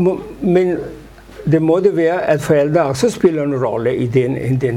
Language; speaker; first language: Danish; non-native, fluent; Urdu